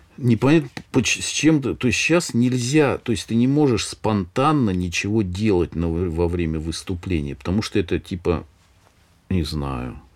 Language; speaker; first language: Russian; native; Russian